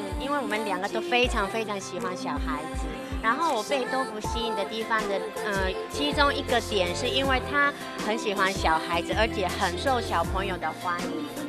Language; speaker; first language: Chinese; non-native, fluent; Japanese